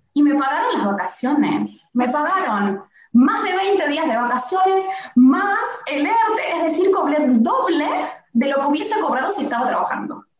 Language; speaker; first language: Spanish; native; Spanish